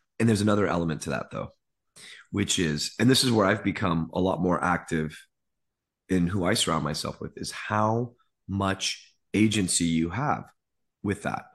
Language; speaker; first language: English; early bilingual, other home language; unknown